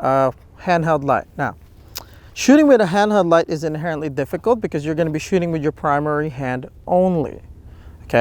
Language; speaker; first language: English; native; English